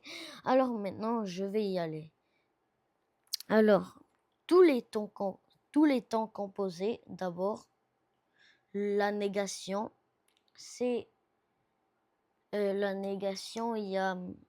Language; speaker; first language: French; non-native, learner; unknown